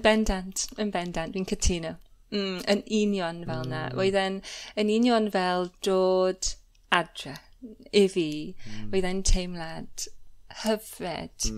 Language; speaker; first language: Welsh; non-native, learner; English